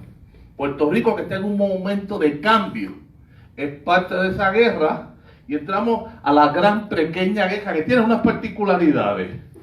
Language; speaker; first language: Spanish; native; Spanish